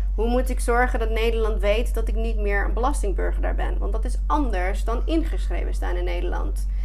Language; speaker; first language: Dutch; non-native, fluent; English